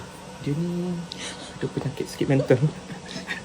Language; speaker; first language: Malay; native; Malay